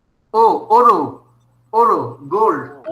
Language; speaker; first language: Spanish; non-native, fluent; Bangla